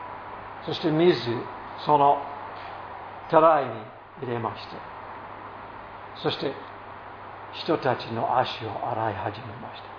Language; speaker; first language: Japanese; non-native, fluent; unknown